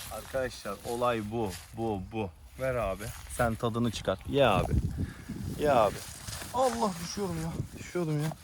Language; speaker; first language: Turkish; early bilingual, heritage; Turkish